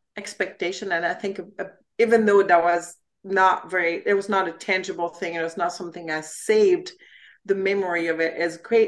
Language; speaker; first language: English; non-native, fluent; French